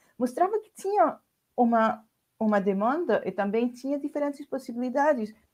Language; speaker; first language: Portuguese; non-native, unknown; Spanish